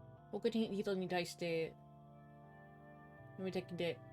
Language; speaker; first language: Japanese; non-native, learner; English